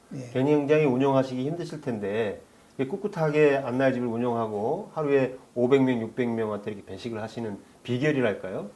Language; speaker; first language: Korean; native; Korean